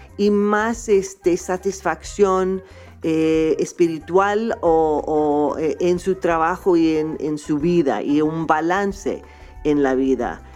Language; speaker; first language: Spanish; non-native, fluent; English